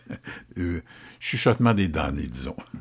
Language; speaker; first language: French; native; French